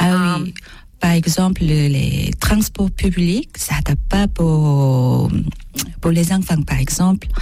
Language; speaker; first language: French; non-native, learner; Korean